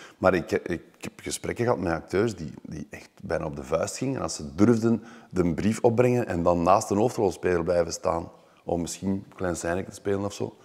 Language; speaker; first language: Dutch; native; Dutch